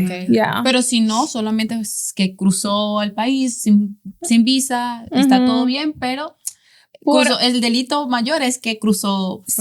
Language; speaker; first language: Spanish; native; Spanish